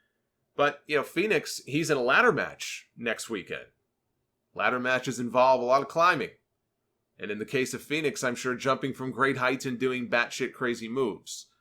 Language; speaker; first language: English; native; English